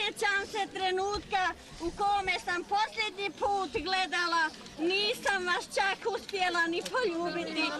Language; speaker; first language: Bosnian; native; Bosnian